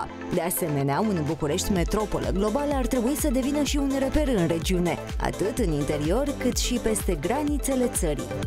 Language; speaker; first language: Romanian; native; Romanian